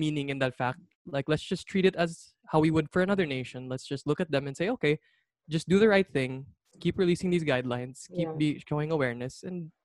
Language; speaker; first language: English; non-native, local second language; Filipino